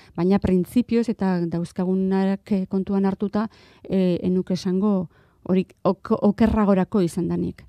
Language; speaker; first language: Basque; non-native, local second language; Spanish